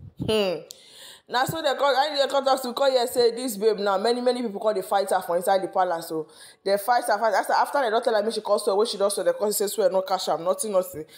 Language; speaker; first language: Nigerian Pidgin; non-native, local second language; Yoruba